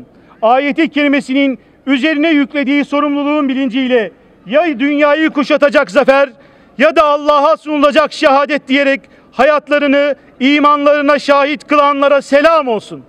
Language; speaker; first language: Turkish; native; Turkish